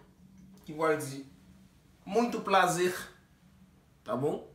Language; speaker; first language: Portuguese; non-native, learner; Haitian Creole